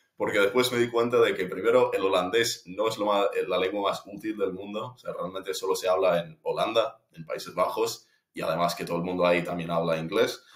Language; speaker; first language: Spanish; non-native, fluent; English